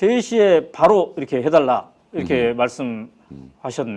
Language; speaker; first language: Korean; native; Korean